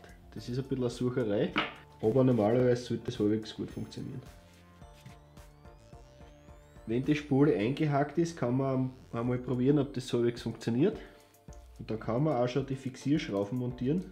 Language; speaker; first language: German; native; German